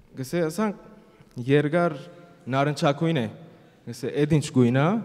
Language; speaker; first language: Armenian; early bilingual, heritage; Armenian